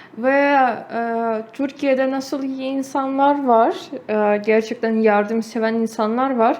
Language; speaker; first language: Turkish; non-native, fluent; Russian